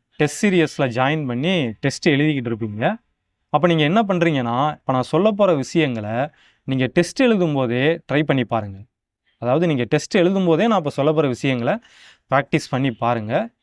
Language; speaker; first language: Tamil; native; Tamil